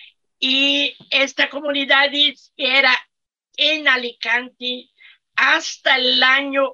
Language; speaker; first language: Spanish; non-native, fluent; Portuguese